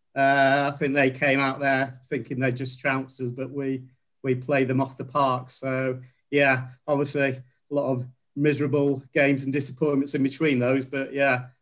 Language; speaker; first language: English; native; English